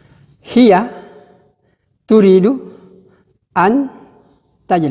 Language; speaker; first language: Arabic; non-native, fluent; Indonesian